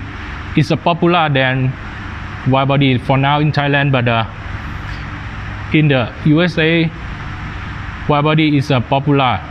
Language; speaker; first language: English; non-native, learner; Thai